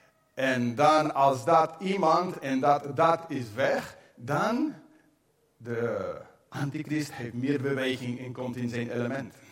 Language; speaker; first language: Dutch; non-native, fluent; English